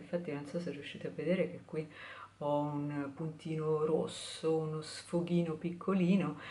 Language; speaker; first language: Italian; native; Italian